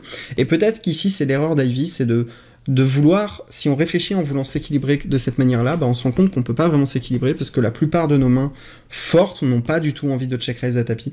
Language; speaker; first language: French; native; French